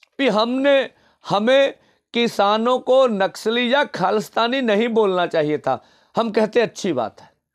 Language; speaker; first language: Hindi; non-native, local second language; Punjabi